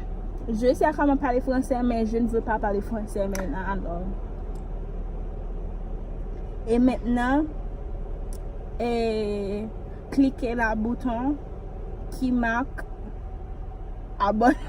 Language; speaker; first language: French; non-native, learner; Haitian Creole